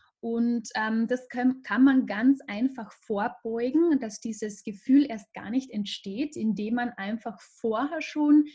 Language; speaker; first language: German; native; German